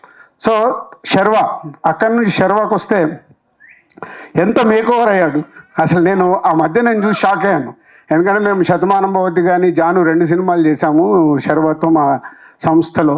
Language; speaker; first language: Telugu; native; Telugu